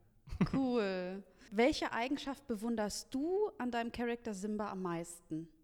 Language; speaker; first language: German; native; German